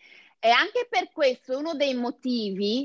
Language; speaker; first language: Italian; native; Italian